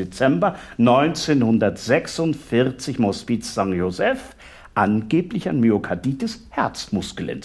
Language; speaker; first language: German; native; German